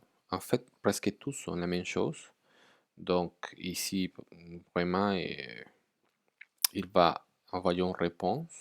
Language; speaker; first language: French; non-native, fluent; Spanish